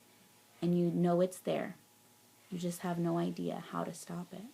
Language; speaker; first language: English; native; English